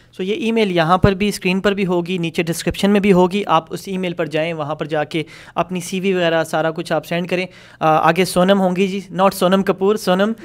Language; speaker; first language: Urdu; native; Urdu